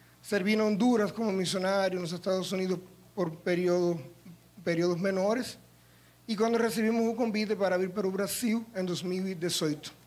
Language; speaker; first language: Portuguese; non-native, fluent; Spanish